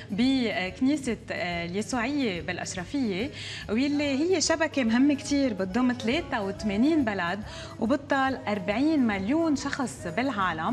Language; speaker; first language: Arabic; native; Arabic